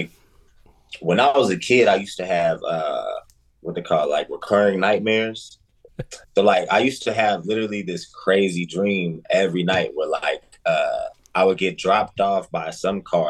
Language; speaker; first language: English; native; English